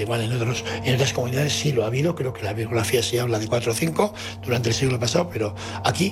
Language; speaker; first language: Spanish; native; Spanish